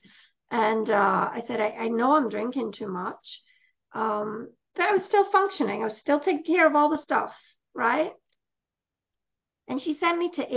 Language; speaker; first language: English; native; English